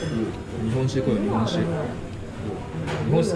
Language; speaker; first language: Japanese; native; Japanese